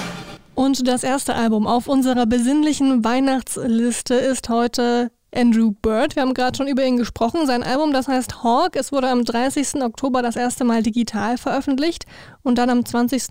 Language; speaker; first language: German; native; German